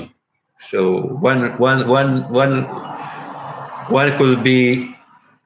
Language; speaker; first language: English; non-native, learner; Italian